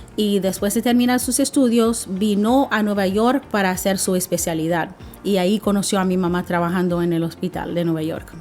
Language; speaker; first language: Spanish; non-native, fluent; English